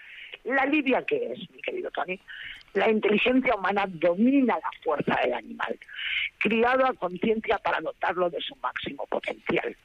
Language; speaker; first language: Spanish; native; Spanish